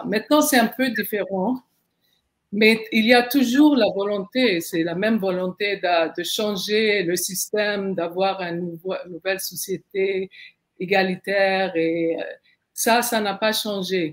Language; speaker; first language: French; non-native, fluent; Arabic